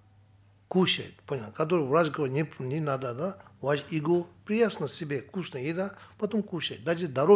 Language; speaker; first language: Russian; non-native, learner; Tibetan